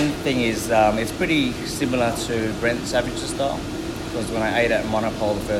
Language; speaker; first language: English; native; English